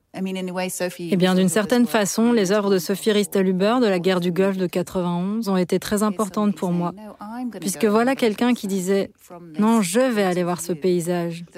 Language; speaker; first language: French; early bilingual, other home language; Arabic